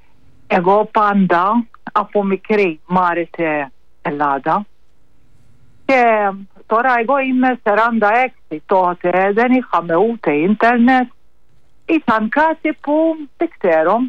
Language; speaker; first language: Greek; non-native, learner; Maltese